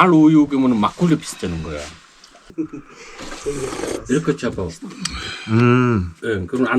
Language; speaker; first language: Korean; non-native, learner; Mongolian